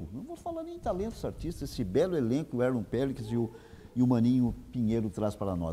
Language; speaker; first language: Portuguese; native; Portuguese